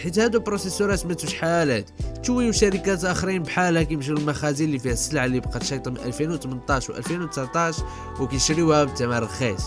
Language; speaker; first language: Arabic; native; Arabic